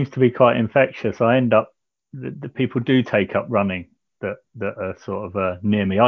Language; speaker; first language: English; native; English